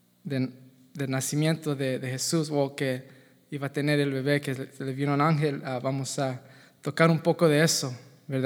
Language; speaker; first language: Spanish; native; Spanish